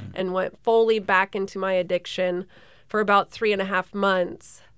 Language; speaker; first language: English; native; English